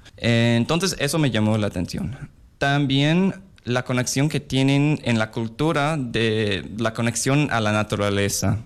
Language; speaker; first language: Spanish; non-native, fluent; English